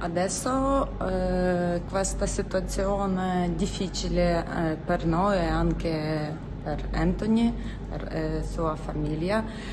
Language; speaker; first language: Italian; non-native, learner; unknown